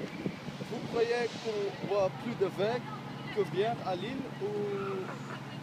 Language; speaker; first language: French; non-native, learner; Dutch